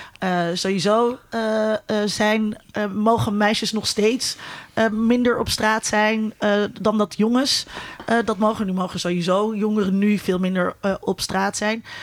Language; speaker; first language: Dutch; native; Dutch